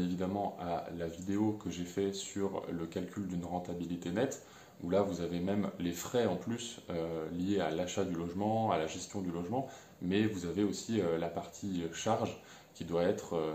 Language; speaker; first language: French; native; French